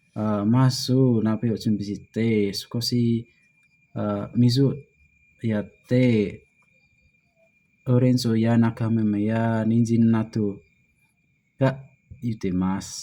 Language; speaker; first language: Japanese; non-native, learner; Indonesian